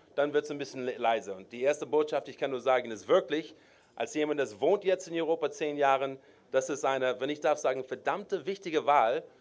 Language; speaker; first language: German; non-native, fluent; English